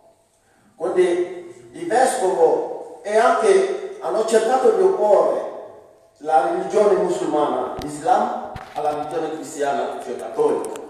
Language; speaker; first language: Italian; non-native, fluent; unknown